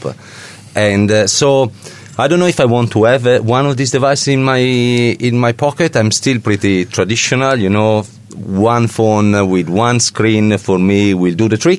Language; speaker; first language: English; non-native, fluent; Italian